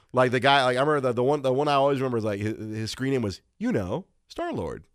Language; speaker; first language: English; early bilingual, other home language; Spanish